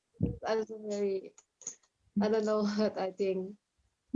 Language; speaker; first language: English; non-native, learner; Indonesian